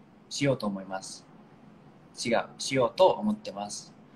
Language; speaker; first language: Japanese; non-native, fluent; Thai